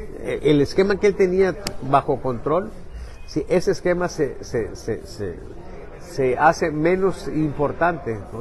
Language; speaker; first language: Spanish; native; Spanish